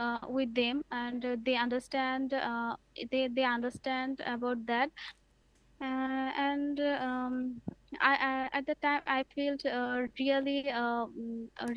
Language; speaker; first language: English; non-native, learner; Bangla